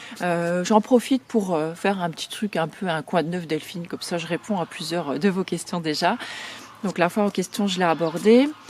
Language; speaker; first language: French; native; French